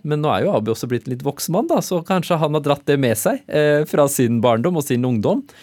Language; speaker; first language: Norwegian; early bilingual, other home language; Urdu